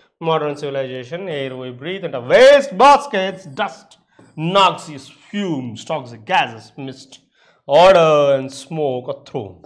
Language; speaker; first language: English; non-native, local second language; Telugu